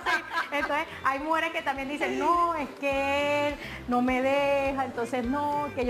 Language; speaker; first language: Spanish; native; Spanish